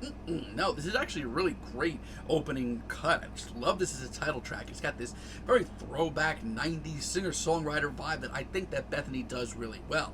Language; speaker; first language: English; native; English